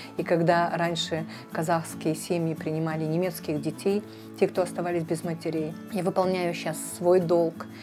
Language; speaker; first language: Russian; native; Russian